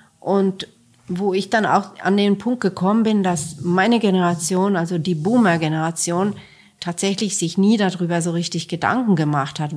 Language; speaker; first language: German; non-native, fluent; Finnish